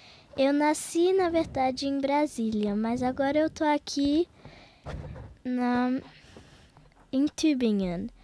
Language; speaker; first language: Portuguese; early bilingual, heritage; Portuguese